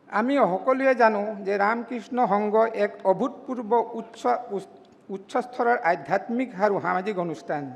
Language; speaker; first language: Assamese; non-native, local second language; Mising